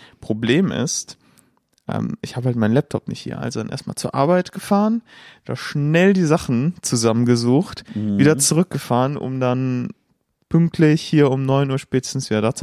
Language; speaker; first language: German; native; German